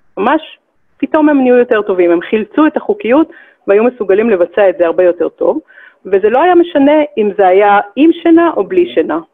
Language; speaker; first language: Hebrew; native; Hebrew